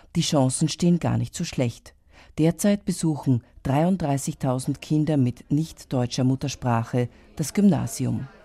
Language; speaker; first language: German; native; German